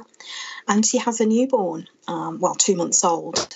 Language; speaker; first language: English; native; English